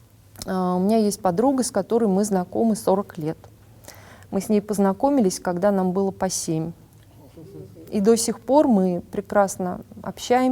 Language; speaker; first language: Russian; native; Russian